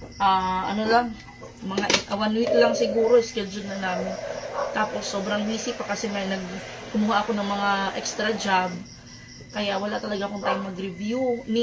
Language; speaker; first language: Filipino; non-native, local second language; Cebuano